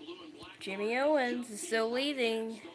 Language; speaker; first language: English; native; English